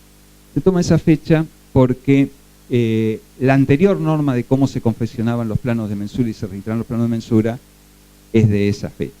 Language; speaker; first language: Spanish; native; Spanish